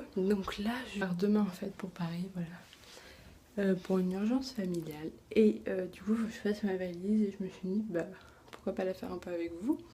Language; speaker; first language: French; native; French